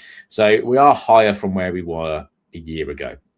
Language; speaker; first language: English; native; English